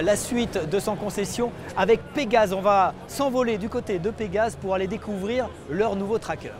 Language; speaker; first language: French; native; French